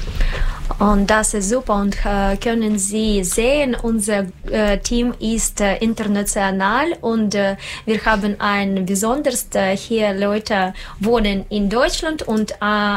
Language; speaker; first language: German; non-native, learner; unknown